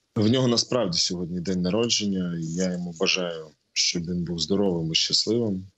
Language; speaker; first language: Ukrainian; non-native, local second language; Russian